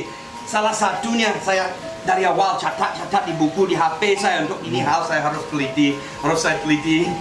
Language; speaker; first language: Indonesian; non-native, fluent; Spanish